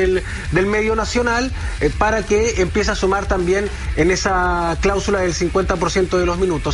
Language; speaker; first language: Spanish; native; Spanish